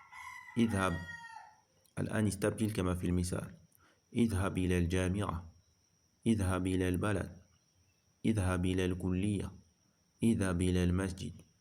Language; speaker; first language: Arabic; non-native, fluent; French